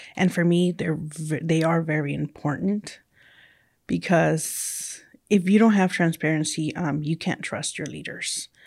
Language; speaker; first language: English; early bilingual, other home language; Spanish